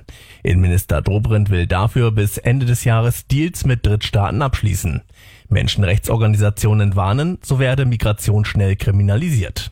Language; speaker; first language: German; native; German